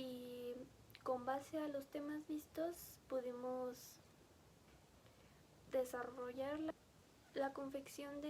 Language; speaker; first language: Spanish; native; Spanish